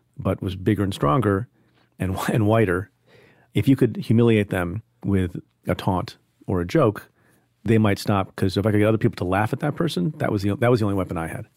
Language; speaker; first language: English; early bilingual, other home language; Hindi